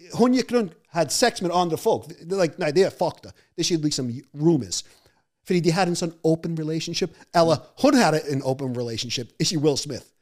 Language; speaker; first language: Norwegian; non-native, fluent; English